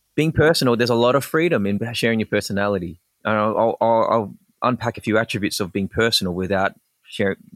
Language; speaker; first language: English; native; English